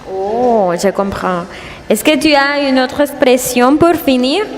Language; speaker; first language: French; non-native, learner; Spanish